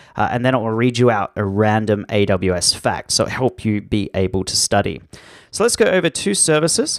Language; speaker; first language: English; native; English